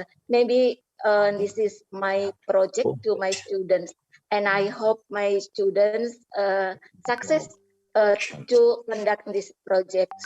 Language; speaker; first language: English; non-native, learner; Indonesian